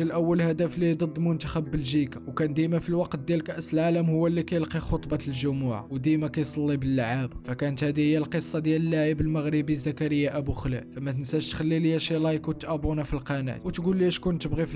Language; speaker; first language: Arabic; native; Arabic